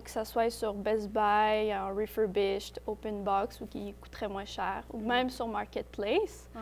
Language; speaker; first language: French; native; French